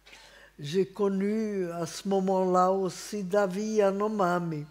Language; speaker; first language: French; non-native, fluent; Hungarian